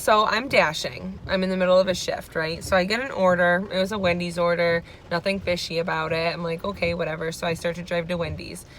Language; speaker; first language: English; native; English